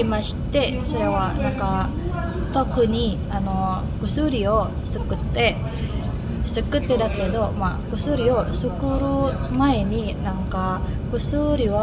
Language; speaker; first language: Japanese; non-native, learner; Indonesian